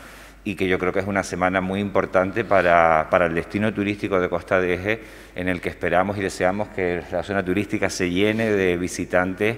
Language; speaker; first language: Spanish; native; Spanish